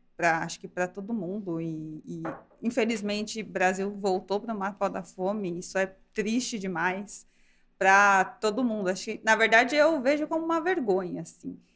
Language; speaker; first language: Portuguese; native; Portuguese